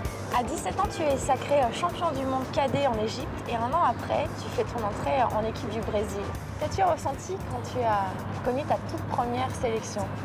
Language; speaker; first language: French; native; French